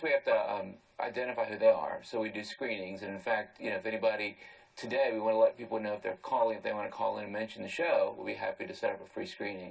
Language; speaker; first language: English; native; English